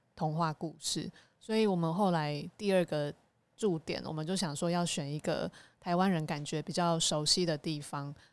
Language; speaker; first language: Chinese; native; Chinese